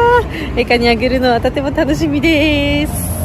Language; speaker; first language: Japanese; non-native, learner; Georgian